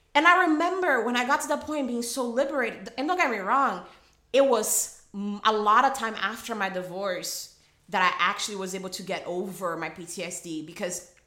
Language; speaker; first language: English; early bilingual, other home language; Portuguese